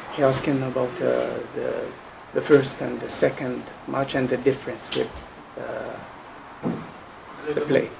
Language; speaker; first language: English; non-native, learner; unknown